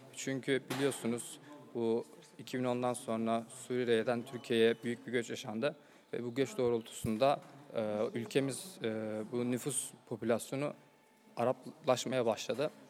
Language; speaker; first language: Turkish; native; Turkish